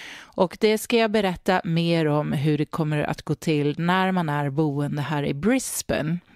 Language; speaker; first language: Swedish; native; Swedish